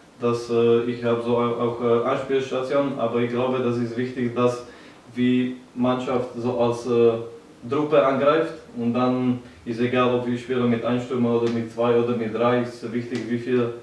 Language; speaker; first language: German; non-native, fluent; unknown